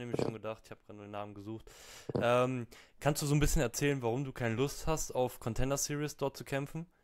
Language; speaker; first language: German; native; German